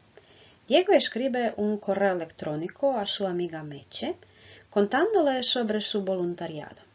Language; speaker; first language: Spanish; non-native, fluent; Croatian